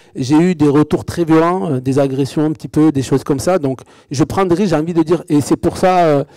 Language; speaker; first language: French; native; French